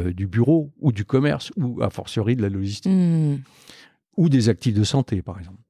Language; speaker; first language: French; native; French